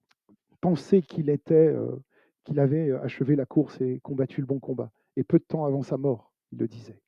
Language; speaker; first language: French; native; French